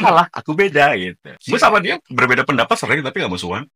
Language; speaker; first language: Indonesian; native; Indonesian